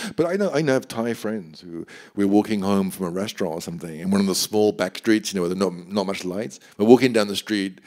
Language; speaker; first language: English; native; English